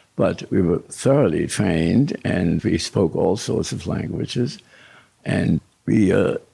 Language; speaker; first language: English; early bilingual, other home language; German